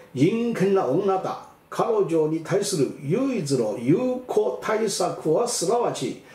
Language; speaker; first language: Japanese; non-native, fluent; Chinese